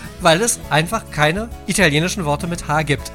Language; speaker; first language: German; native; German